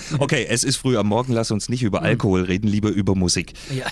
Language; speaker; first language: German; native; German